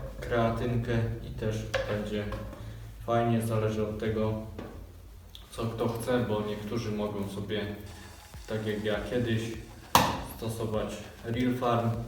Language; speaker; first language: Polish; native; Polish